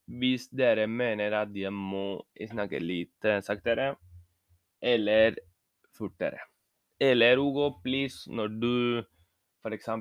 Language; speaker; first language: Norwegian; non-native, learner; Spanish